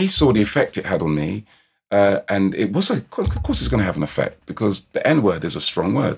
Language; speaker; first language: English; native; English